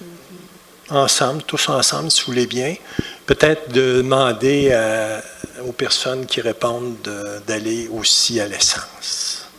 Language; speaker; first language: French; native; French